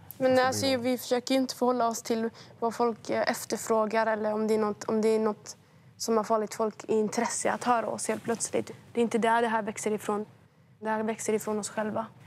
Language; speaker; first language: Swedish; early bilingual, other home language; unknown